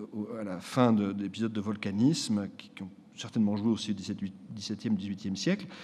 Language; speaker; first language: French; native; French